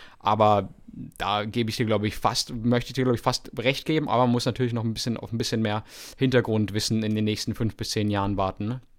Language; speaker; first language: German; native; German